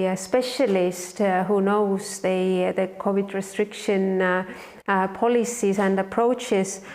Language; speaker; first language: English; non-native, fluent; Estonian